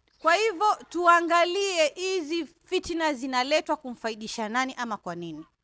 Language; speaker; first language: Swahili; native; Swahili